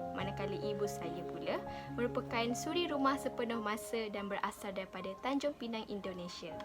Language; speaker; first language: Malay; native; Malay